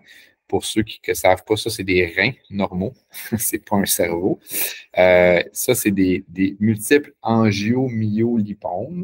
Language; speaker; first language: French; native; French